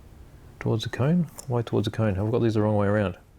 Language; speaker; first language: English; native; English